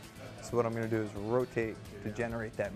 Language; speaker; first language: English; native; English